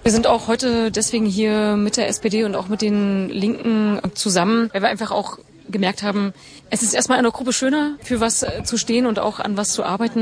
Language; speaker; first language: German; native; German